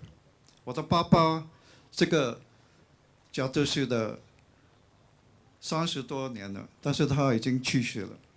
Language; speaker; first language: Chinese; non-native, local second language; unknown